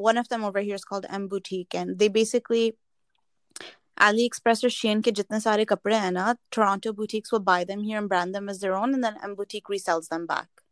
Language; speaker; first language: English; non-native, local second language; Hindi